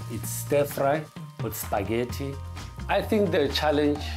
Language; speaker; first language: English; non-native, local second language; Southern Sotho